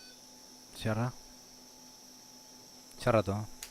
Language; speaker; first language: Spanish; native; Spanish